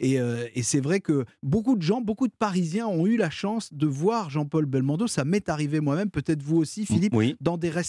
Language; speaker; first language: French; native; French